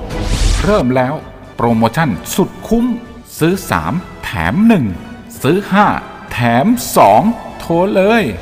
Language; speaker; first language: Thai; native; Thai